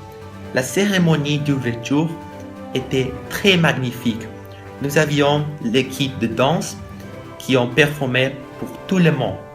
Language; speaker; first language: French; non-native, learner; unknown